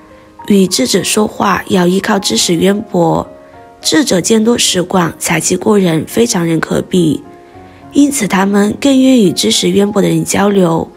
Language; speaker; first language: Chinese; native; Chinese